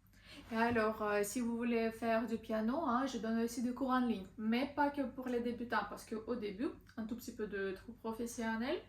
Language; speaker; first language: French; non-native, learner; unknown